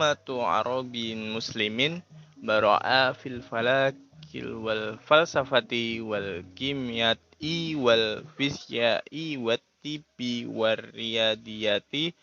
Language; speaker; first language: Arabic; non-native, learner; Indonesian